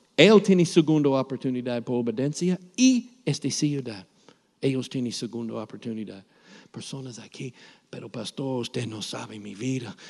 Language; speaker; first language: Spanish; non-native, learner; English